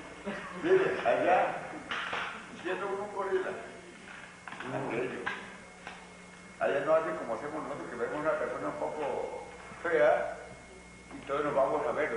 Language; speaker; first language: Spanish; native; Spanish